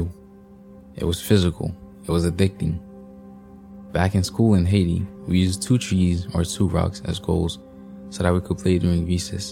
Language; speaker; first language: English; non-native, fluent; Haitian Creole